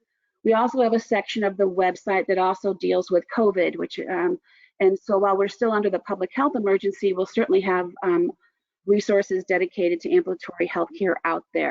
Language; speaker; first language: English; native; English